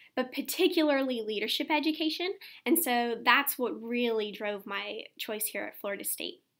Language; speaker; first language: English; native; English